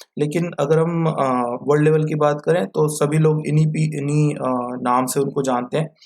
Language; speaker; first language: Hindi; non-native, local second language; Marathi